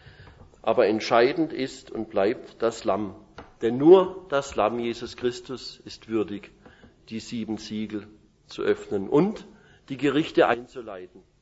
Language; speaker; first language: German; native; German